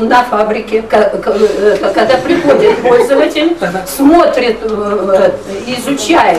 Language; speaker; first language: Russian; native; Russian